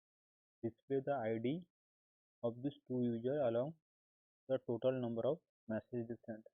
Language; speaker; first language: English; non-native, local second language; Hindi